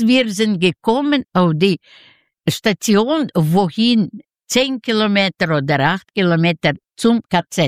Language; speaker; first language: German; non-native, learner; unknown